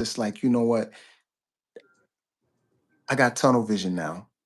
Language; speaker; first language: English; native; English